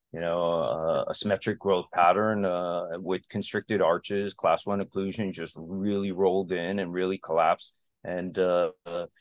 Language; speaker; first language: English; native; English